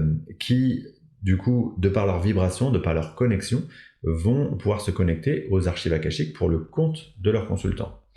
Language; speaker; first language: French; native; French